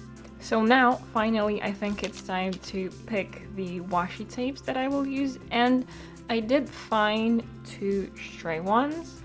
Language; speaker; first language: English; non-native, fluent; Polish